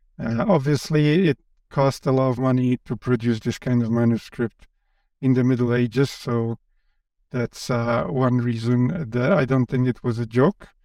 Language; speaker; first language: English; non-native, fluent; Polish